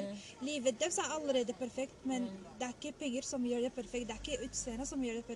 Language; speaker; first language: Norwegian; early bilingual, other home language; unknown